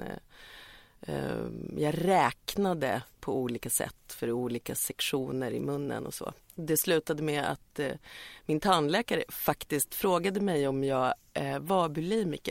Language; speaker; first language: Swedish; native; Swedish